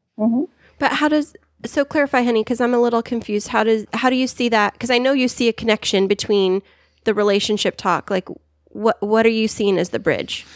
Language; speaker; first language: English; native; English